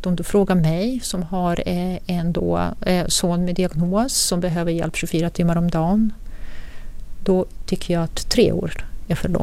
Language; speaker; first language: Swedish; non-native, fluent; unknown